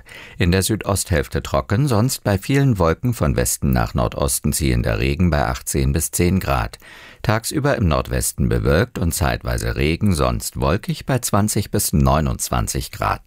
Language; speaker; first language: German; native; German